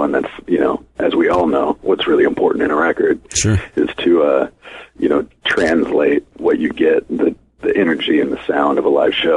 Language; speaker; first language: English; native; English